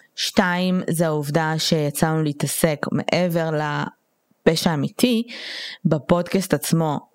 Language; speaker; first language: Hebrew; non-native, local second language; Russian